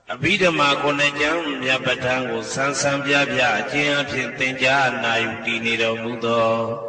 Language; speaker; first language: Burmese; native; Burmese